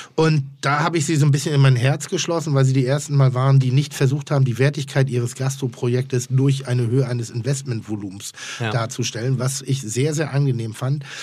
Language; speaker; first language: German; non-native, fluent; Turkish